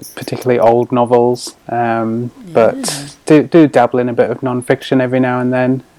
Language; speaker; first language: English; native; English